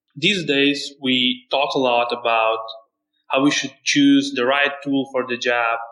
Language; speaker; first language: English; non-native, fluent; Lithuanian